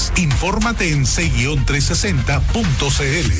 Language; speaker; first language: Spanish; native; Spanish